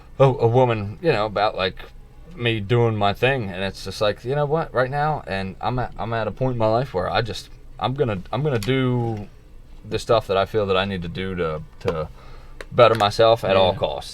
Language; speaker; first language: English; native; English